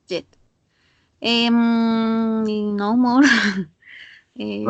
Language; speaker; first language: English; non-native, learner; Spanish